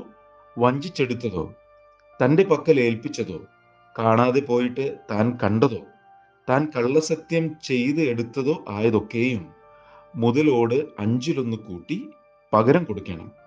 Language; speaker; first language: Malayalam; native; Malayalam